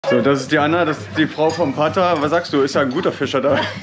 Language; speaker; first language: German; native; German